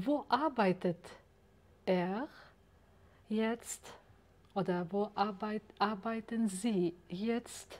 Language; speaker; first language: German; non-native, fluent; Uzbek